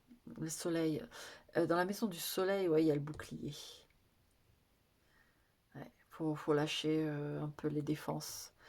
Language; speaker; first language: French; native; French